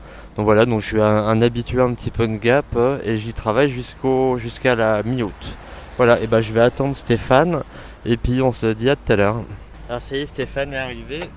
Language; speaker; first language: French; native; French